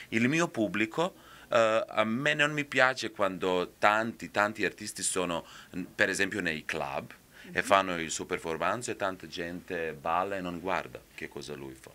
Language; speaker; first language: Italian; non-native, fluent; Serbian